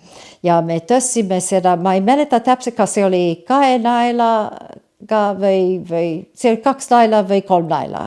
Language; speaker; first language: Estonian; early bilingual, heritage; Estonian